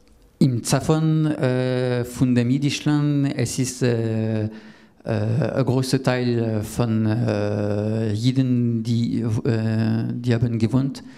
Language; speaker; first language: German; non-native, learner; French